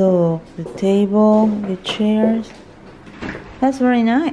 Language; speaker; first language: English; non-native, learner; Spanish